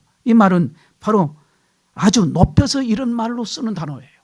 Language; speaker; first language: Korean; native; Korean